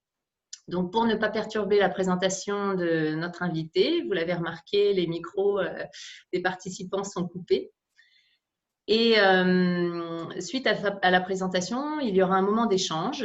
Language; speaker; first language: French; native; French